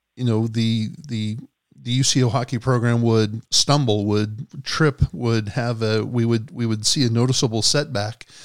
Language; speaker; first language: English; native; English